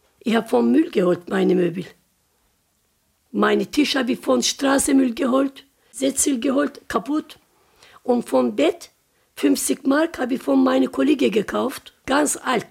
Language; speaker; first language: German; non-native, learner; Turkish